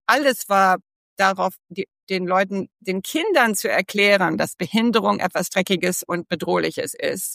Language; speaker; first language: German; early bilingual, heritage; English